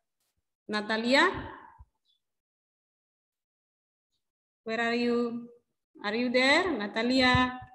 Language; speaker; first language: English; non-native, learner; Indonesian